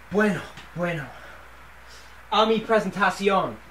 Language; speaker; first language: Spanish; non-native, learner; English